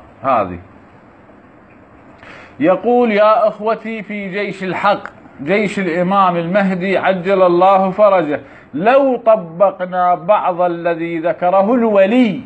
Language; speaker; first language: Arabic; native; Arabic